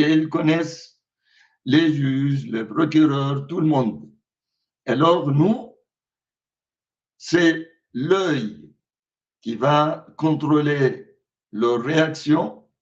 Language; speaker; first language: French; non-native, fluent; Arabic